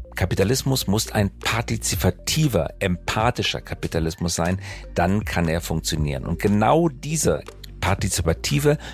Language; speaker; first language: German; native; German